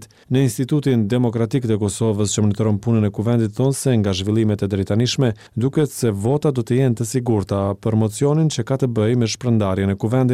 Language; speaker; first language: Albanian; native; Albanian